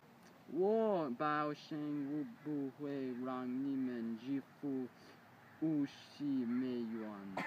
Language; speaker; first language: Chinese; non-native, learner; English